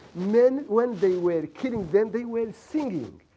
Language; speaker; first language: English; non-native, local second language; Kinyarwanda